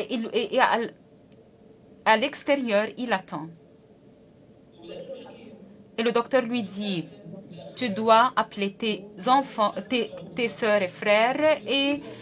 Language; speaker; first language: French; non-native, local second language; Arabic